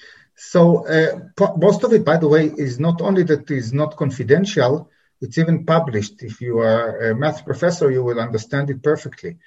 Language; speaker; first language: English; non-native, fluent; Hebrew